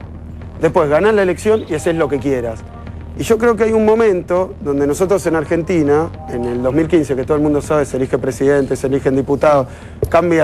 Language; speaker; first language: Spanish; native; Spanish